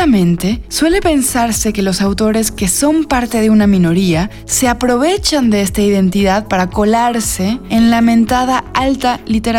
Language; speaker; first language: Spanish; native; Spanish